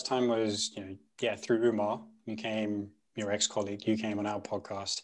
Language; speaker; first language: English; non-native, local second language; Punjabi